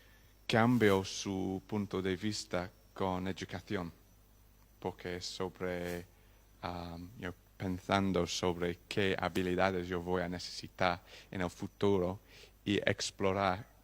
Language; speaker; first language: Spanish; non-native, learner; English